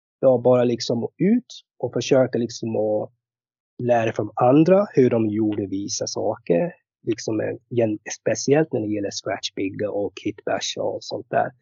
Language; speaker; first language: Swedish; non-native, fluent; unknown